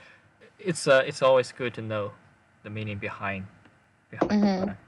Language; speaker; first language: English; non-native, fluent; Chinese